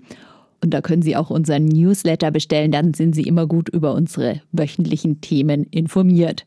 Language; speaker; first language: German; native; German